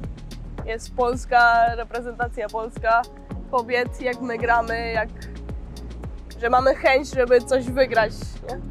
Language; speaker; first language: Polish; early bilingual, heritage; Polish